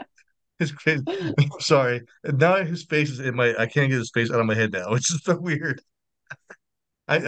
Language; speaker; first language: English; native; English